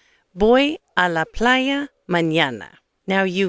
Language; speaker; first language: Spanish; non-native, fluent; English